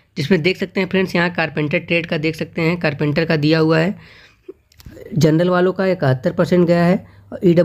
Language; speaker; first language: Hindi; native; Hindi